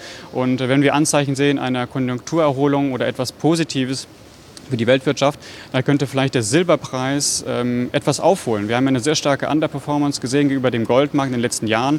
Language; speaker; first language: German; native; German